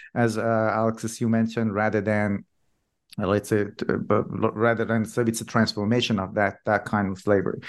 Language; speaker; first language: English; non-native, fluent; Persian